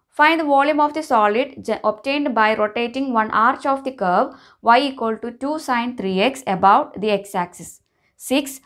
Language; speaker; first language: English; non-native, local second language; Malayalam